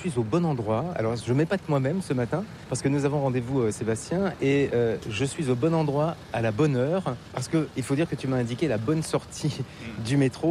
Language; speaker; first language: French; native; French